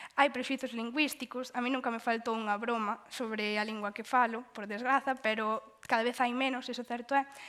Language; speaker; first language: Galician; native; Galician